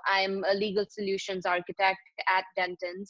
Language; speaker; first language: English; non-native, local second language; Hindi